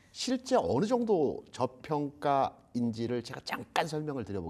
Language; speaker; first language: Korean; native; Korean